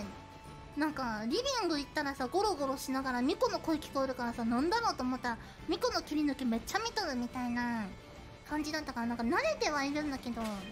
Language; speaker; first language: Japanese; native; Japanese